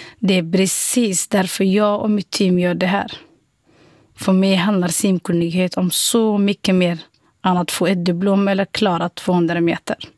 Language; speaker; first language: Swedish; non-native, fluent; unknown